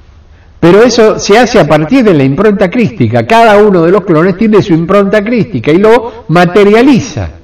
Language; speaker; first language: Spanish; native; Spanish